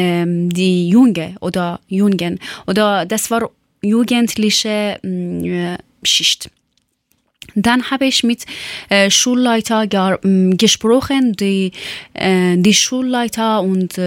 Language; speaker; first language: German; non-native, learner; Persian